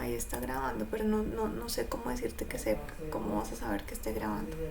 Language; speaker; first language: Spanish; native; Spanish